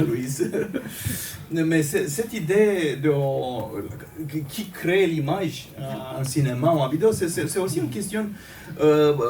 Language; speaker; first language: French; non-native, fluent; Romanian